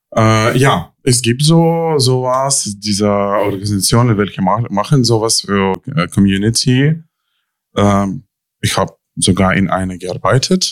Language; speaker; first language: German; non-native, learner; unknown